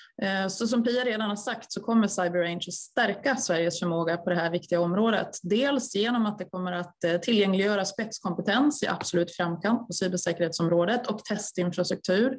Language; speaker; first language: Swedish; native; Swedish